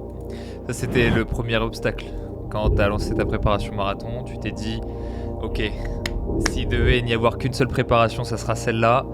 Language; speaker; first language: French; native; French